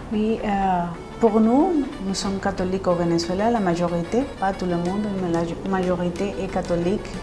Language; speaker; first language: French; non-native, fluent; Spanish